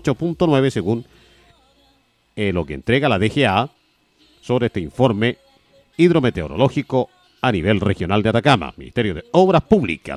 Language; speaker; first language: Spanish; native; Spanish